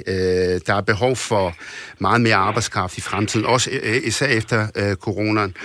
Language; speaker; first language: Danish; early bilingual, other home language; Arabic